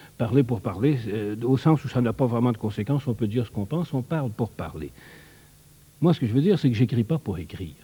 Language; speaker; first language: French; native; French